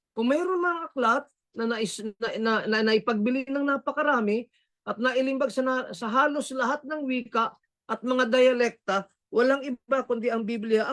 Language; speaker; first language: Filipino; non-native, local second language; Cebuano